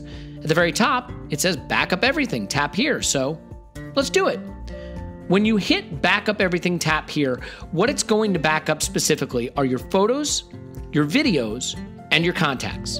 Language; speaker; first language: English; native; English